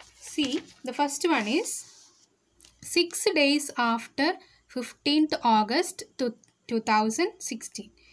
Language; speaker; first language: English; non-native, local second language; Malayalam